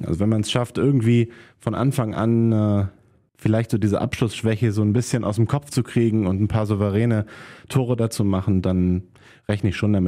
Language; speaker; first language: German; native; German